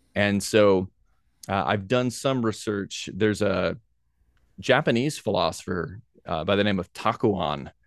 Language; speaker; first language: English; native; English